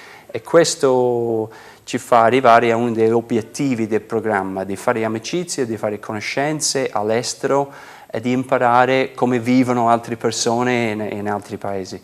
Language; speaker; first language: Italian; non-native, fluent; English